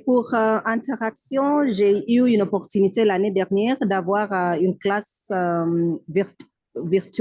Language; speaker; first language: French; non-native, fluent; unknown